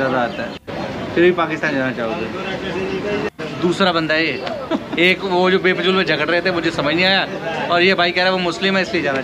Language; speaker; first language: Hindi; native; Hindi